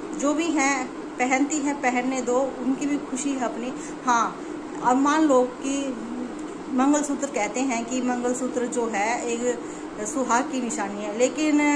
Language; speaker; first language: Hindi; native; Hindi